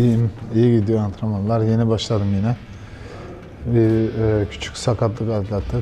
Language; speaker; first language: Turkish; early bilingual, heritage; Turkish